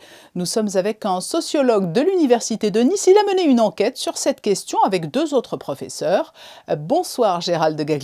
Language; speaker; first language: French; native; French